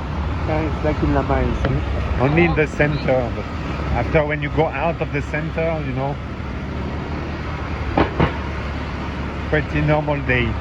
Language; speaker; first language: English; non-native, fluent; French